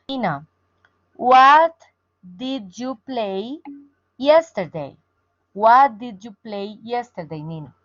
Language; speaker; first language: English; non-native, fluent; Spanish